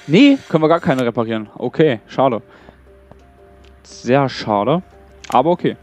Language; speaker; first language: German; native; German